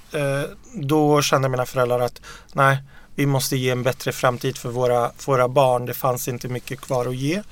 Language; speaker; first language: Swedish; early bilingual, other home language; Arabic